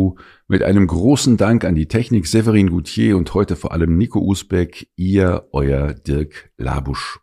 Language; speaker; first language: German; native; German